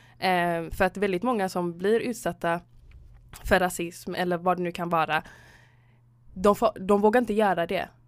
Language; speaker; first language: Swedish; early bilingual, other home language; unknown